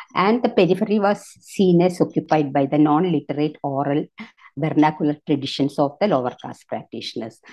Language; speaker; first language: English; non-native, local second language; Malayalam